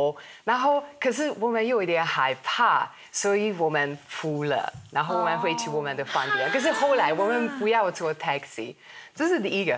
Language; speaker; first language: Chinese; non-native, fluent; Hungarian